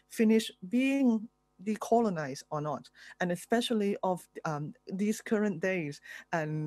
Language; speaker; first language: English; non-native, fluent; Thai